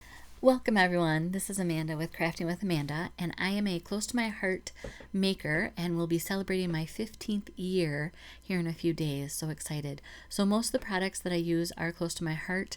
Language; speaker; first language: English; native; English